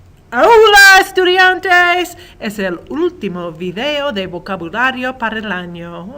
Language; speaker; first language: Spanish; non-native, fluent; English